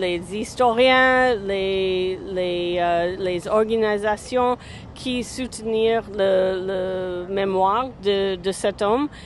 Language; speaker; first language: French; non-native, fluent; English